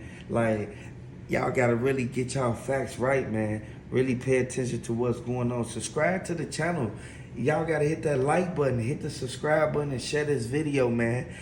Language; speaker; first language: English; native; English